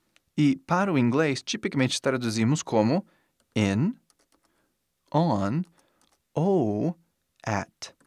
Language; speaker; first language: Portuguese; non-native, fluent; English